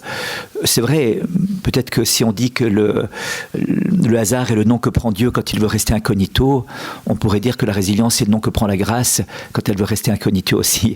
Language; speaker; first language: French; native; French